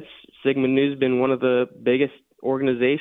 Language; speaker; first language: English; native; English